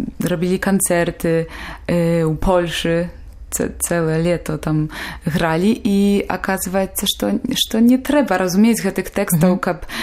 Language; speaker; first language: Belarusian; non-native, local second language; Polish